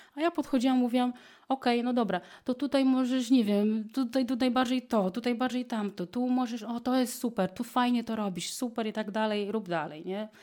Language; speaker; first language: Polish; non-native, fluent; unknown